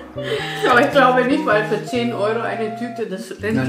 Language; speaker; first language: German; native; German